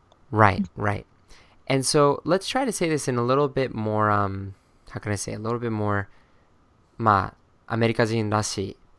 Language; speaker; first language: English; native; English